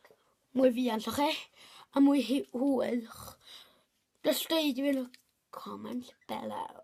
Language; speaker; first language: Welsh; non-native, local second language; English